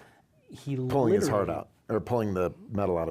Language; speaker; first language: English; native; English